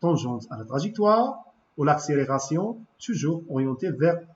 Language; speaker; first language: French; non-native, local second language; Arabic